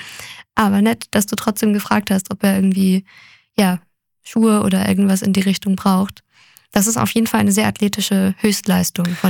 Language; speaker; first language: German; native; German